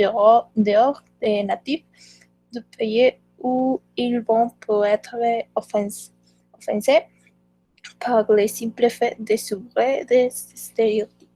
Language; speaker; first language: French; non-native, learner; Spanish